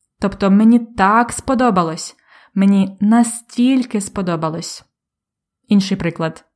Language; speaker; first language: Ukrainian; native; Ukrainian